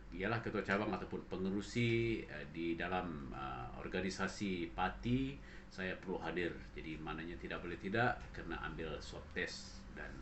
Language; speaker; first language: Malay; non-native, local second language; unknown